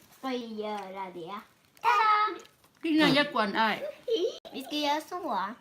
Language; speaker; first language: Swedish; non-native, learner; Thai